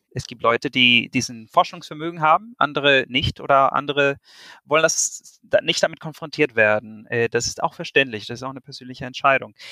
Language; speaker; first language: German; non-native, fluent; Spanish